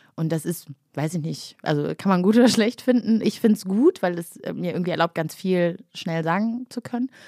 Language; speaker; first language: German; early bilingual, other home language; Kinyarwanda